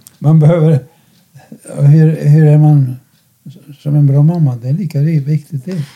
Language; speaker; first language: Swedish; non-native, fluent; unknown